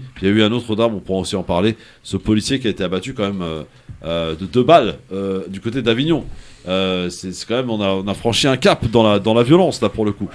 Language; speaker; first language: French; native; French